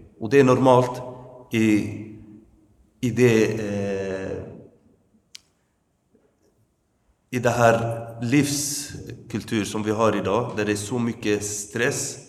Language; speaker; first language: Swedish; early bilingual, other home language; Arabic